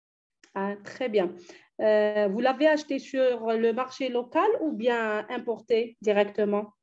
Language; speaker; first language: French; non-native, learner; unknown